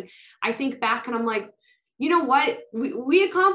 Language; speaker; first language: English; non-native, fluent; Polish